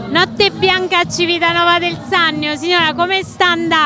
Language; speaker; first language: Italian; native; Italian